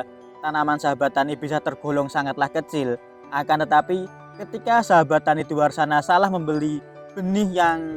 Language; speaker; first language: Indonesian; native; Indonesian